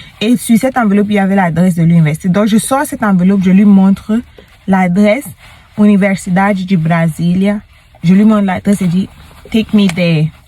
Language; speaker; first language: French; native; French